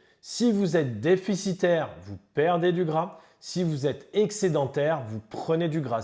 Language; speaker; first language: French; native; French